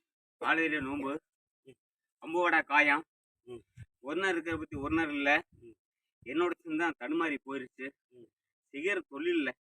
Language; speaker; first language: Tamil; native; Tamil